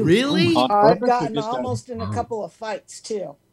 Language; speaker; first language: English; native; English